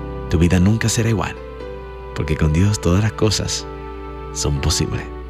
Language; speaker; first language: Spanish; native; Spanish